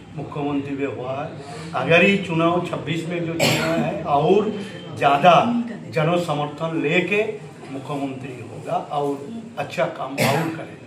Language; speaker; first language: Hindi; non-native, local second language; Bangla